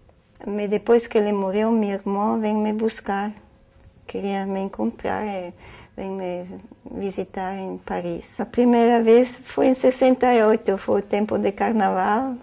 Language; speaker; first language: Portuguese; non-native, fluent; German